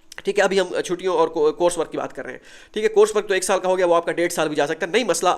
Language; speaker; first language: Urdu; non-native, local second language; Saraiki